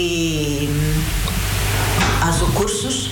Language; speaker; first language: Spanish; non-native, learner; Portuguese